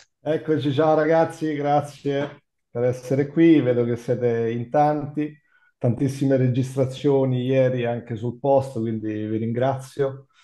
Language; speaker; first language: Italian; native; Italian